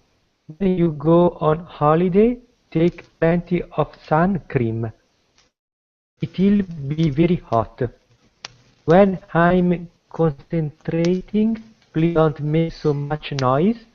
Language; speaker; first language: English; non-native, learner; Italian